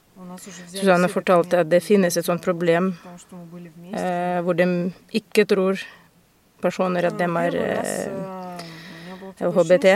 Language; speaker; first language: Norwegian; non-native, fluent; Russian